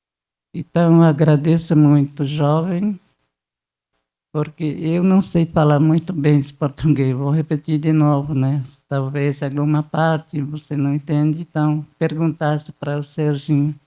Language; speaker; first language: Portuguese; non-native, local second language; Guarani